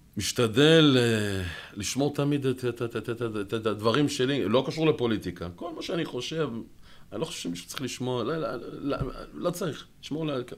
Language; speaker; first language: Hebrew; native; Hebrew